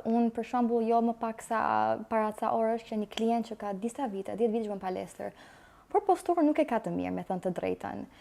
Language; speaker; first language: Albanian; early bilingual, heritage; Albanian